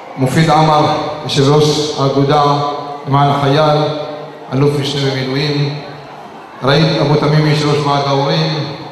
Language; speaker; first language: Hebrew; non-native, local second language; Arabic